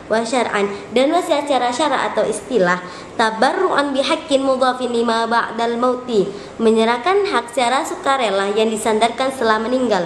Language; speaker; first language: Indonesian; native; Indonesian